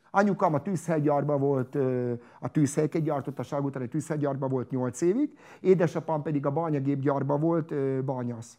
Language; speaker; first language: Hungarian; non-native, local second language; Romany